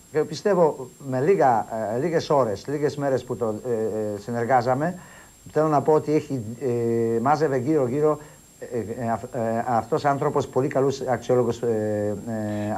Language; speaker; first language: Greek; non-native, fluent; Polish